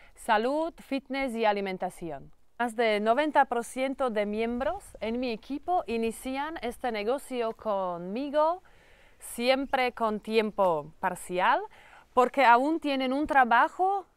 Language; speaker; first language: Spanish; non-native, learner; Slovak